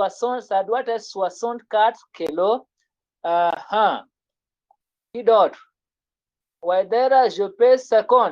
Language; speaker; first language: French; non-native, fluent; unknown